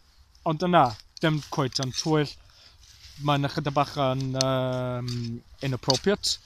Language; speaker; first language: Welsh; non-native, learner; English